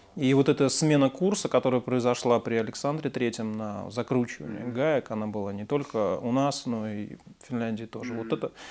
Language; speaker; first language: Russian; native; Russian